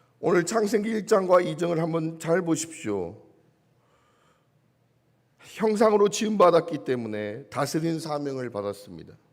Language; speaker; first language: Korean; native; Korean